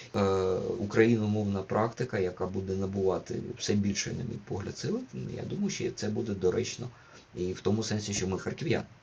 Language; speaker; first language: Ukrainian; non-native, local second language; Russian